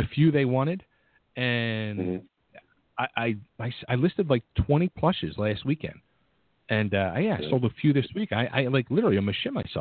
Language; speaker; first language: English; native; English